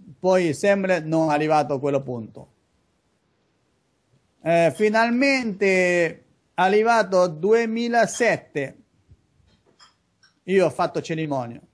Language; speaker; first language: Italian; non-native, learner; Chinese